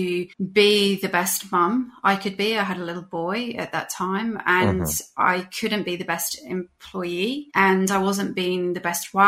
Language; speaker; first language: English; native; English